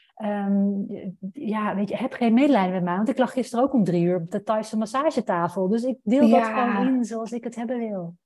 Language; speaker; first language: Dutch; native; Dutch